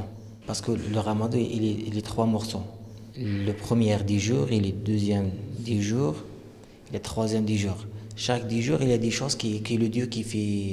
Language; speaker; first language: French; non-native, learner; Arabic